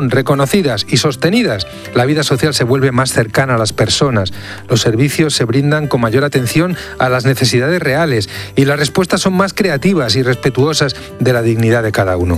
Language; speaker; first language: Spanish; native; Spanish